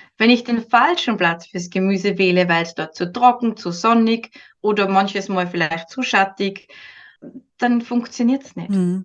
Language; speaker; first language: German; native; German